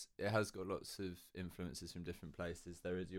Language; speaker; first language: English; native; English